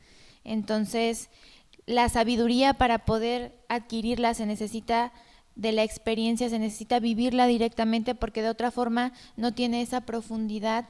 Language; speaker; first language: Spanish; native; Spanish